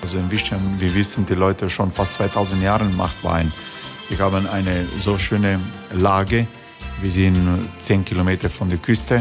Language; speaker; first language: German; non-native, fluent; Croatian